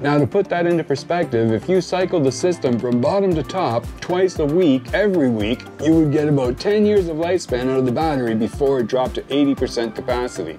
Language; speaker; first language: English; native; English